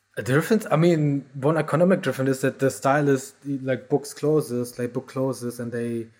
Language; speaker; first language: English; non-native, fluent; German